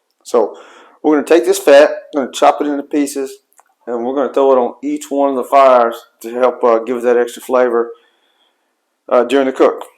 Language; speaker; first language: English; native; English